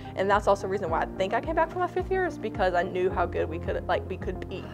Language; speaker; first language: English; native; English